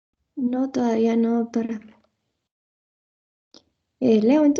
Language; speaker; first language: Spanish; native; Spanish